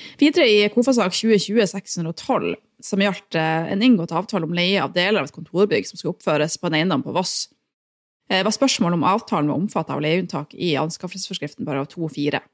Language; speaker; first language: Norwegian; native; Norwegian